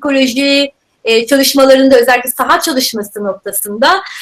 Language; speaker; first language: Turkish; native; Turkish